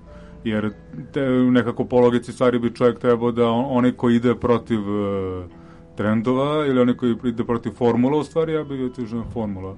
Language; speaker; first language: Serbian; native; Serbian